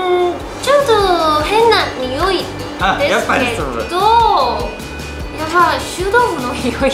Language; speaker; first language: Japanese; non-native, learner; Chinese